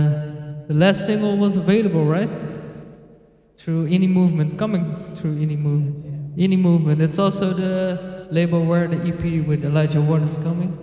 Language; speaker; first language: English; non-native, fluent; Dutch